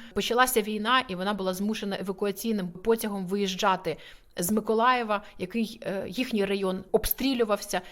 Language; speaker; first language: Ukrainian; native; Ukrainian